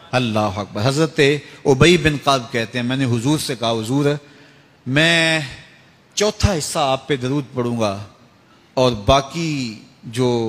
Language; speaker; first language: Urdu; non-native, local second language; Punjabi